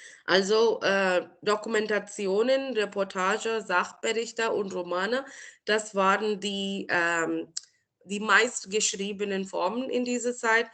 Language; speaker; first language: German; non-native, fluent; Marathi